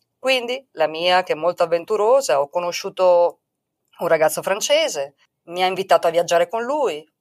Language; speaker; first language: Italian; native; Italian